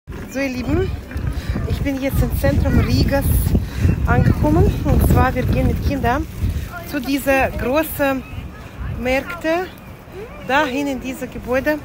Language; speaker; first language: German; non-native, fluent; Latvian